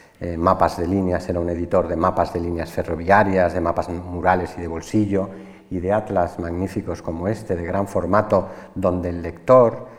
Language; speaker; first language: Spanish; native; Spanish